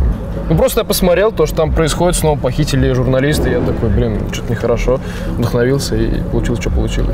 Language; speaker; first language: Russian; native; Russian